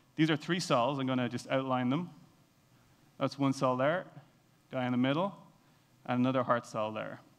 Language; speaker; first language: English; native; English